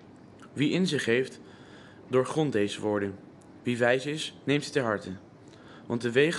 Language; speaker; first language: Dutch; native; Dutch